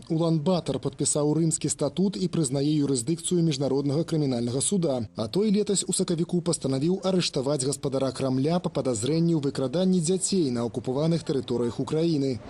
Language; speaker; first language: Belarusian; non-native, local second language; Russian